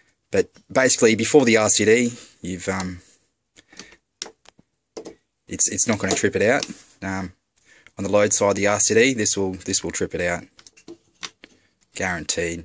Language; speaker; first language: English; native; English